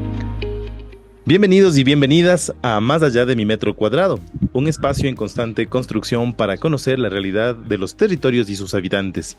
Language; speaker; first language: Spanish; native; Spanish